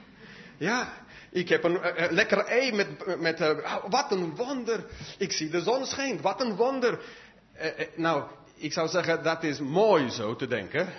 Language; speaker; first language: Dutch; non-native, fluent; English